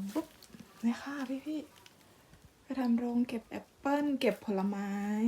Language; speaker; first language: Thai; native; Thai